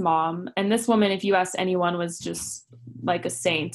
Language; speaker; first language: English; native; English